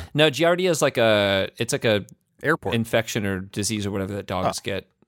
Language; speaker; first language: English; native; English